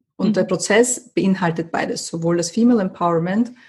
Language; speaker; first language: German; early bilingual, other home language; Russian